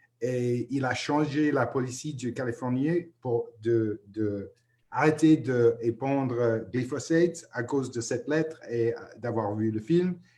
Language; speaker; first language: French; non-native, fluent; English